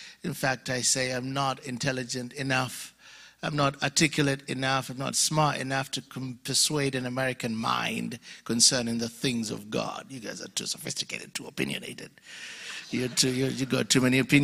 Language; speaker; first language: English; non-native, local second language; Ganda